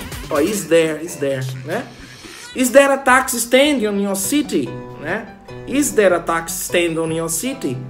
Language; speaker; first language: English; non-native, fluent; Portuguese